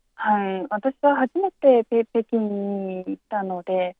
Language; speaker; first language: Japanese; non-native, fluent; Chinese